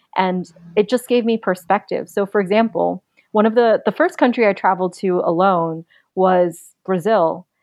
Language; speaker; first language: English; native; English